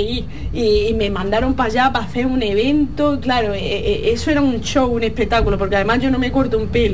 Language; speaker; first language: Spanish; native; Spanish